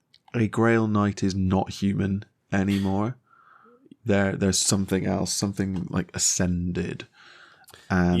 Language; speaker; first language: English; native; English